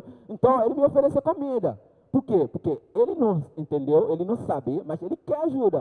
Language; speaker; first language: Portuguese; non-native, learner; Haitian Creole